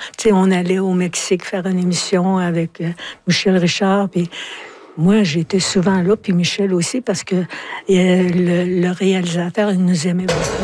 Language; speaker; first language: French; native; French